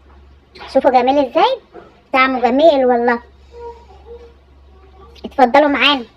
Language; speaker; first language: Arabic; native; Arabic